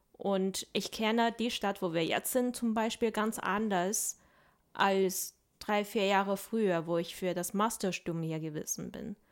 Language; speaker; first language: German; non-native, fluent; Chinese